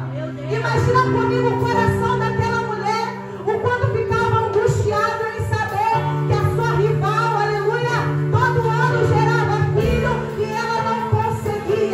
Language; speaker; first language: Portuguese; native; Portuguese